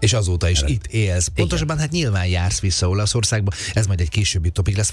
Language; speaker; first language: Hungarian; native; Hungarian